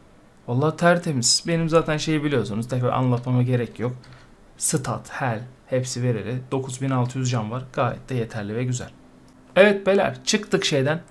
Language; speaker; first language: Turkish; native; Turkish